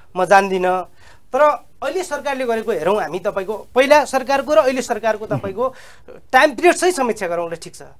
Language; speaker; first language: Nepali; native; Nepali